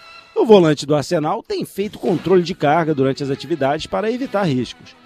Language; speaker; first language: Portuguese; native; Portuguese